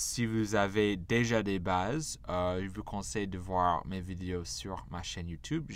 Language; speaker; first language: French; non-native, fluent; English